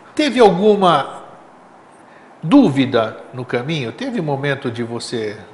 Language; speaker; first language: Portuguese; non-native, fluent; Greek